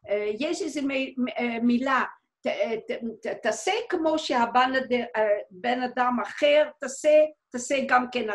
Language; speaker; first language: Hebrew; non-native, fluent; Dutch